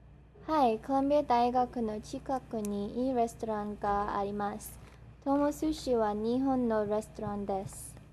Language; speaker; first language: Japanese; non-native, learner; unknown